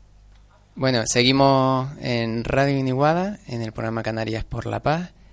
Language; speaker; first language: Spanish; native; Spanish